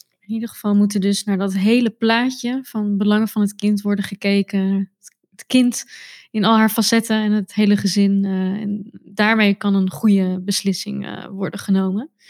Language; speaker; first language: Dutch; native; Dutch